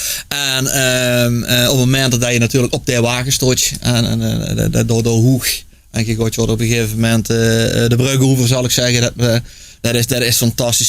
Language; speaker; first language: Dutch; native; Dutch